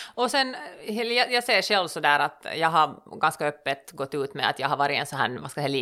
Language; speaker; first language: Swedish; native; Swedish